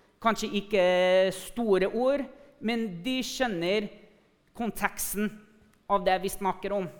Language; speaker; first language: Norwegian; non-native, fluent; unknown